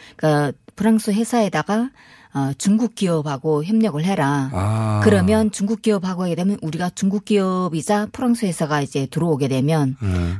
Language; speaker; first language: Korean; native; Korean